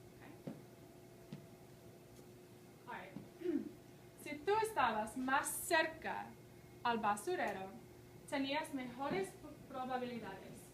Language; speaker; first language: Spanish; non-native, fluent; English